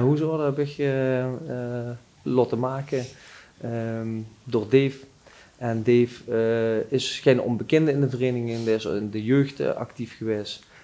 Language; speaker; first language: Dutch; native; Dutch